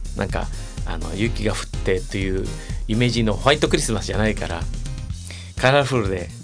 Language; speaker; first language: Japanese; non-native, fluent; Spanish